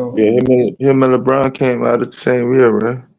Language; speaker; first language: English; native; English